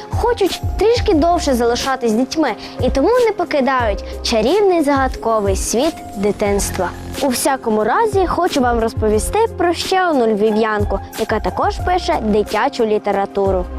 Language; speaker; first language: Ukrainian; native; Ukrainian